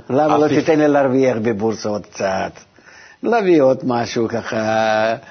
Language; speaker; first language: Hebrew; non-native, fluent; Russian